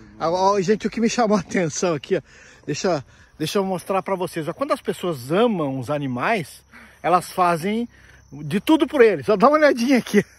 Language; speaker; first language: Portuguese; native; Portuguese